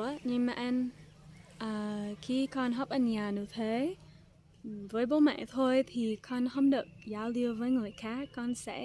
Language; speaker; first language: Vietnamese; non-native, fluent; English